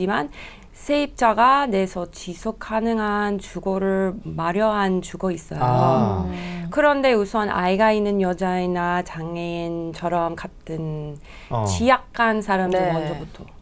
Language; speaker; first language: Korean; non-native, learner; English